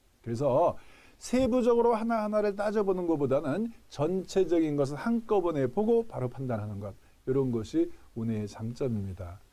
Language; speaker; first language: Korean; native; Korean